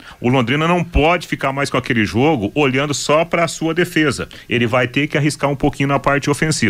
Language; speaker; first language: Portuguese; native; Portuguese